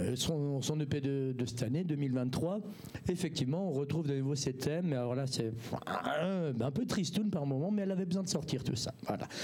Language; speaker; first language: English; non-native, learner; French